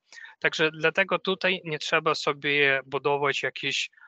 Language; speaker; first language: Polish; non-native, fluent; Ukrainian